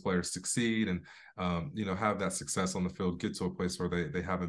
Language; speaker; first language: English; native; English